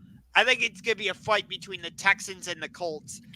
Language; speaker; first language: English; native; English